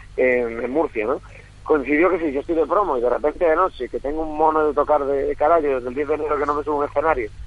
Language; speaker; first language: Spanish; native; Spanish